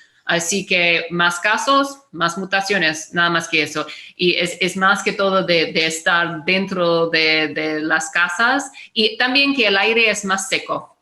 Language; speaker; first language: Spanish; non-native, fluent; English